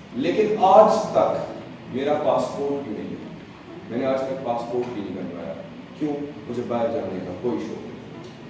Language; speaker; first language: Urdu; non-native, local second language; Pahari-Potwari